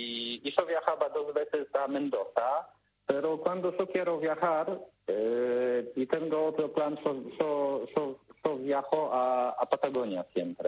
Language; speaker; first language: Spanish; non-native, learner; Polish